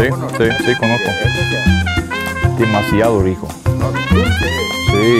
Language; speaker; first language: Spanish; non-native, learner; Danish